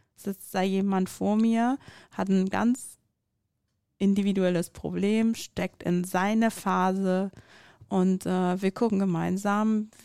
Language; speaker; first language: German; non-native, fluent; Persian